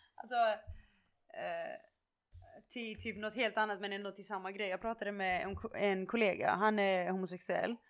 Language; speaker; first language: Swedish; early bilingual, other home language; Kurdish